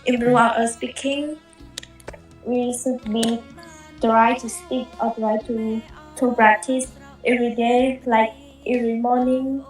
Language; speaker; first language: English; non-native, learner; Khmer